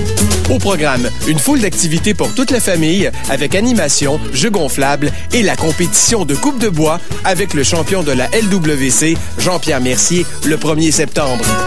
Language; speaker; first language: French; native; French